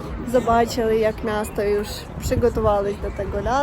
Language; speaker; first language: Polish; non-native, learner; Russian